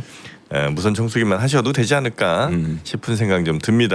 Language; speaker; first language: Korean; native; Korean